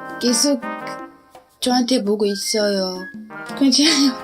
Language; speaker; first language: Korean; non-native, learner; Arabic